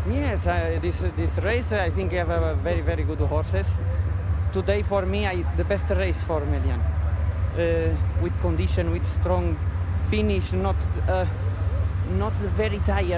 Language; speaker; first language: English; non-native, learner; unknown